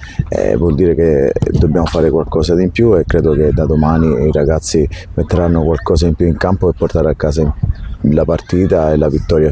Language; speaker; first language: Italian; native; Italian